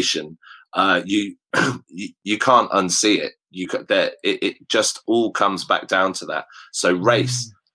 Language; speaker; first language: English; native; English